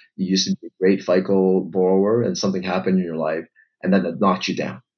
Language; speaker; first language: English; native; English